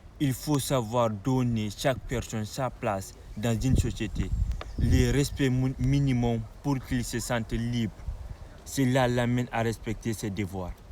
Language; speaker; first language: French; non-native, local second language; Fula